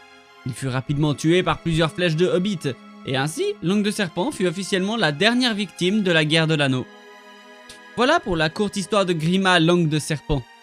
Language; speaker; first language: French; native; French